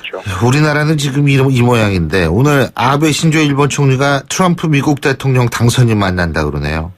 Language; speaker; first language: Korean; native; Korean